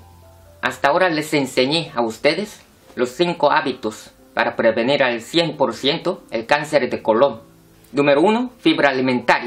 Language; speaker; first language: Spanish; non-native, fluent; Korean